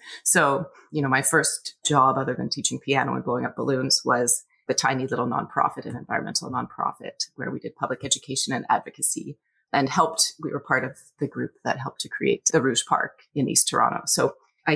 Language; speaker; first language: English; native; English